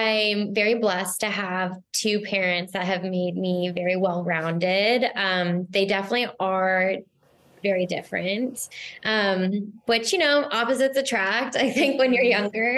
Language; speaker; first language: English; native; English